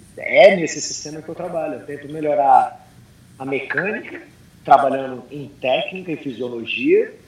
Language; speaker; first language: Portuguese; early bilingual, heritage; Portuguese